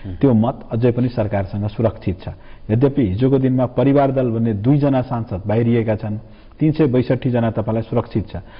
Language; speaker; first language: Nepali; non-native, local second language; Maithili